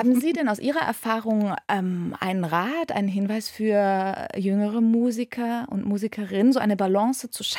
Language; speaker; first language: German; native; German